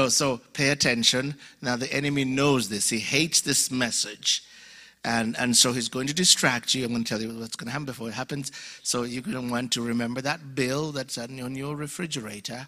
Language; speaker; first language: English; non-native, local second language; Ganda